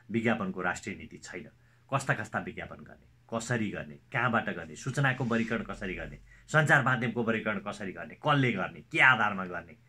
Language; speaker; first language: Nepali; native; Nepali